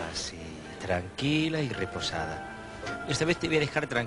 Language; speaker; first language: Spanish; native; Spanish